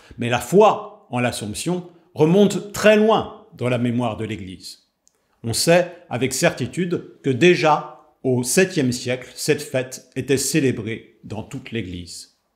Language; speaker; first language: French; native; French